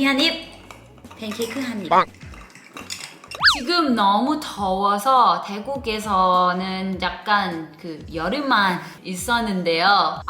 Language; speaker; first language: Korean; non-native, learner; Thai